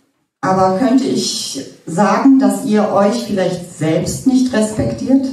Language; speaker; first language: German; native; German